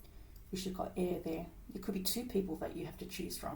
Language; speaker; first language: English; native; English